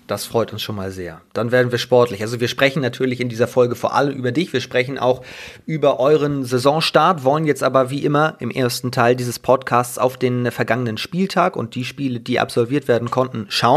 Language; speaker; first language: German; native; German